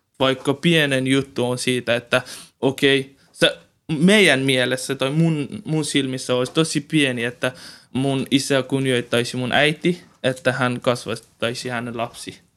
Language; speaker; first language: Finnish; non-native, learner; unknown